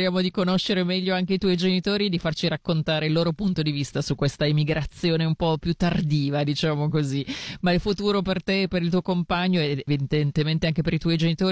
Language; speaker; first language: Italian; native; Italian